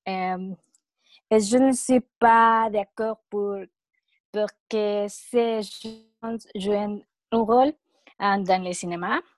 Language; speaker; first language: French; non-native, learner; Spanish